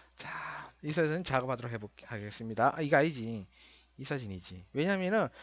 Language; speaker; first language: Korean; native; Korean